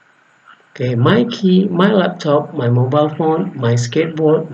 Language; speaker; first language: English; non-native, fluent; Indonesian